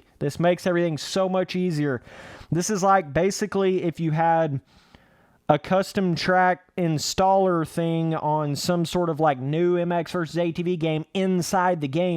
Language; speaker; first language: English; native; English